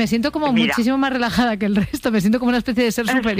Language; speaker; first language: Spanish; native; Spanish